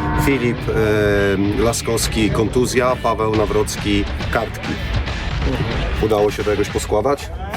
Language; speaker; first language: Polish; native; Polish